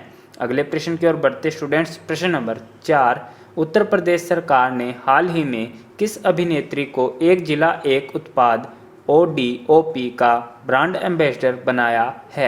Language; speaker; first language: Hindi; native; Hindi